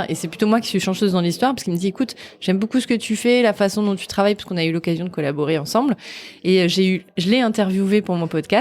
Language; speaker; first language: French; native; French